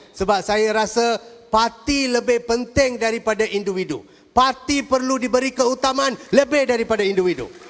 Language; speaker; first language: Malay; non-native, local second language; Tamil